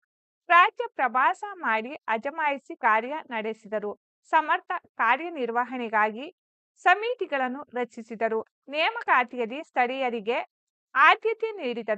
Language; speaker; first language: Kannada; native; Kannada